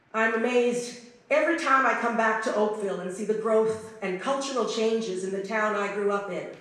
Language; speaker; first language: English; native; English